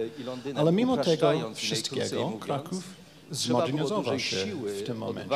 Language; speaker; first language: Polish; non-native, fluent; Japanese